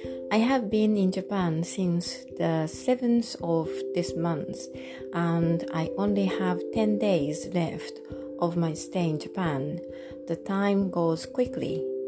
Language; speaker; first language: English; non-native, fluent; Japanese